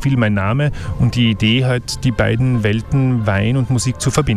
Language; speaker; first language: German; native; German